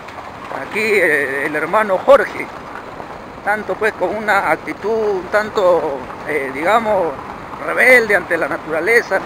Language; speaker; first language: Spanish; native; Spanish